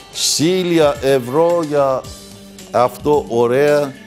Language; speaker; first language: Greek; non-native, learner; Persian